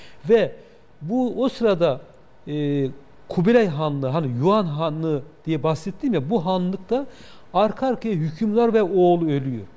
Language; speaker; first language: Turkish; native; Turkish